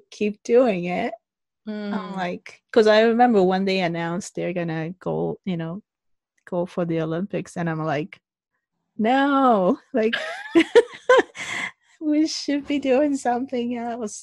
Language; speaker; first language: English; non-native, fluent; Japanese